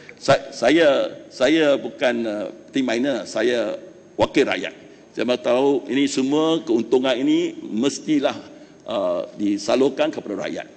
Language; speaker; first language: Malay; non-native, local second language; Chinese